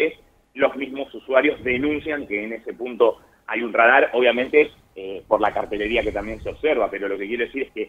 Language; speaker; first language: Spanish; native; Spanish